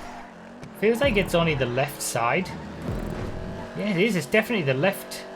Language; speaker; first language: English; native; English